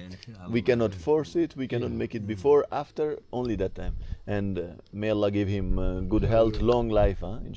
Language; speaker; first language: English; non-native, local second language; Hindi